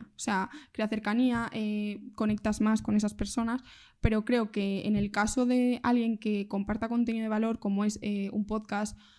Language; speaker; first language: Spanish; native; Spanish